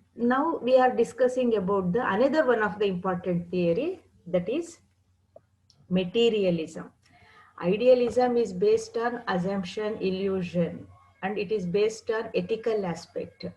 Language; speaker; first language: English; non-native, local second language; Kannada